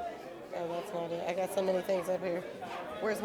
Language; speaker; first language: English; native; English